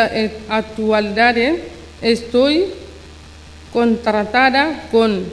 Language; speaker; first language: Spanish; non-native, learner; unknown